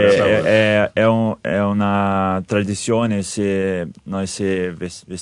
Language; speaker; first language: Italian; non-native, learner; Portuguese